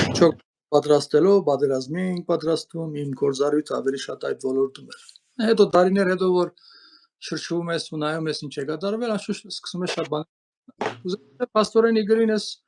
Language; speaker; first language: Armenian; early bilingual, heritage; Armenian